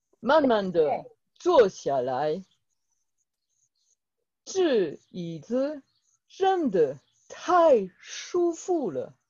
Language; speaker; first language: Chinese; non-native, learner; French